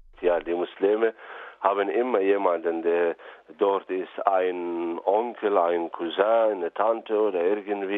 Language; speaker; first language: German; non-native, learner; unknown